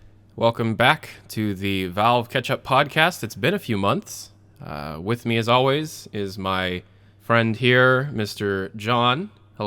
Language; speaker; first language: English; native; English